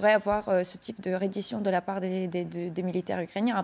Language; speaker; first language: French; non-native, fluent; Ukrainian